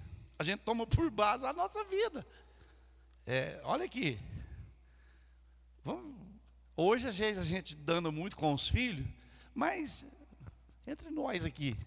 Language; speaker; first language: Portuguese; native; Portuguese